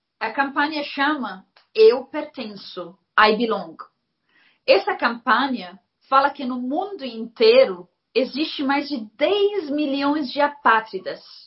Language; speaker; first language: Portuguese; non-native, fluent; Arabic